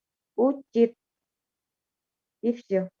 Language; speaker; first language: Russian; non-native, fluent; Indonesian